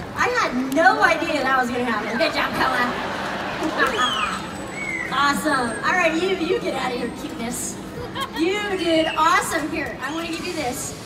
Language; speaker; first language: English; native; English